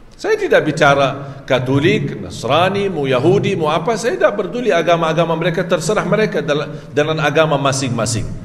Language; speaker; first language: Malay; non-native, fluent; Arabic